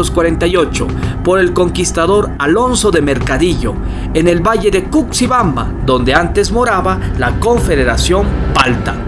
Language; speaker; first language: Spanish; native; Spanish